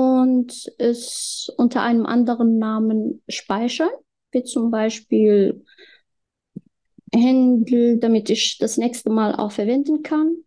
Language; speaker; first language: German; non-native, fluent; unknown